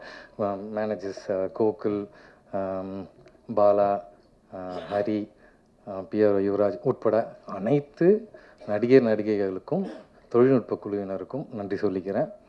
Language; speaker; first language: Tamil; native; Tamil